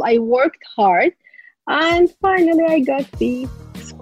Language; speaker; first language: English; non-native, fluent; Arabic